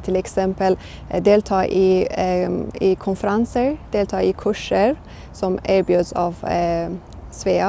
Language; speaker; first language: Swedish; non-native, fluent; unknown